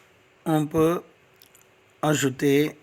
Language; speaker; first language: French; non-native, learner; Tamil